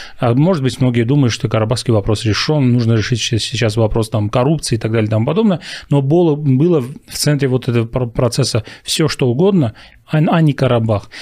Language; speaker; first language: Russian; non-native, local second language; Armenian